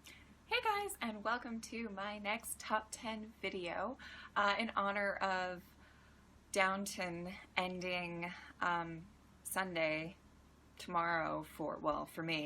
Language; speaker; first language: English; native; English